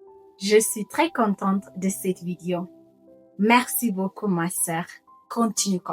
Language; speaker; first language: French; non-native, fluent; Amharic